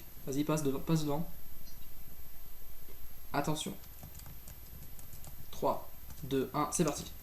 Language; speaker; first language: French; native; French